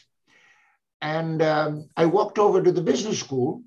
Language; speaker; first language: English; non-native, fluent; Spanish